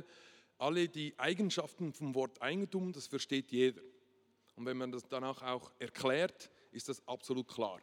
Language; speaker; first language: German; non-native, local second language; French